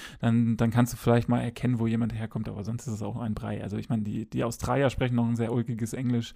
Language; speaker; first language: German; native; German